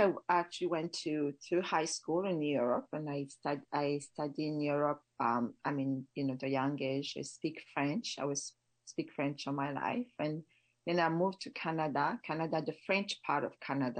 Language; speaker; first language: English; non-native, local second language; Kinyarwanda